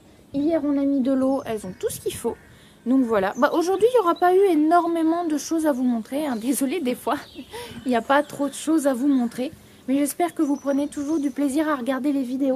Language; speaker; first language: French; native; French